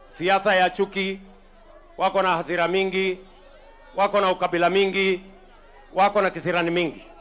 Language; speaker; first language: Swahili; non-native, local second language; Kalenjin